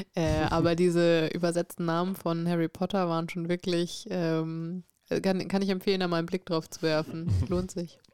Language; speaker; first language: German; native; German